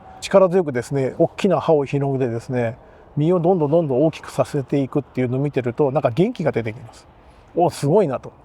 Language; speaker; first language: Japanese; native; Japanese